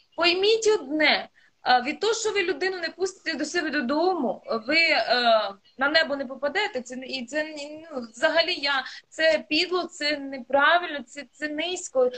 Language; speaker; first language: Ukrainian; non-native, local second language; Russian